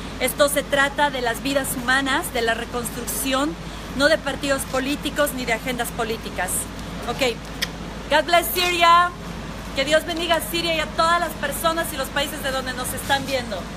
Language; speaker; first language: Spanish; native; Spanish